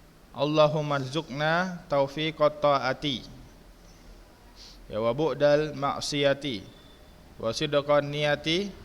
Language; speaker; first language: Arabic; non-native, fluent; Indonesian